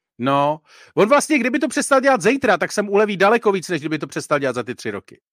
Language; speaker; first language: Czech; native; Czech